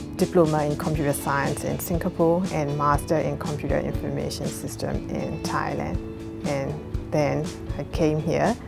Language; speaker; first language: English; non-native, fluent; Burmese